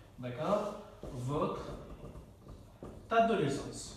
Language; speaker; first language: French; non-native, fluent; Bangla